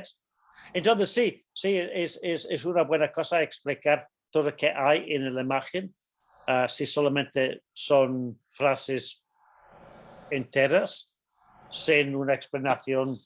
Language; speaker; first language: Spanish; non-native, fluent; English